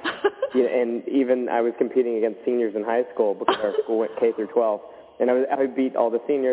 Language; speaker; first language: English; native; English